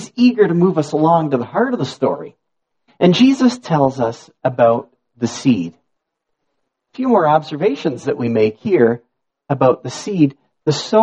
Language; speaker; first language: English; native; English